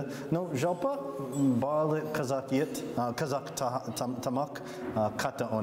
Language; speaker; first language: Kazakh; non-native, learner; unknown